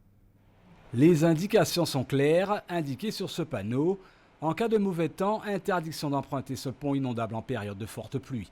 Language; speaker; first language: French; native; French